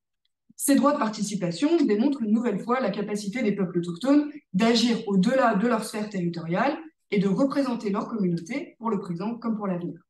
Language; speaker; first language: French; native; French